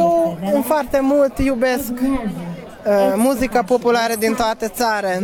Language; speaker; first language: Romanian; non-native, learner; Hungarian